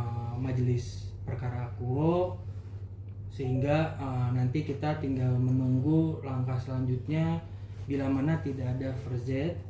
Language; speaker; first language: Indonesian; native; Indonesian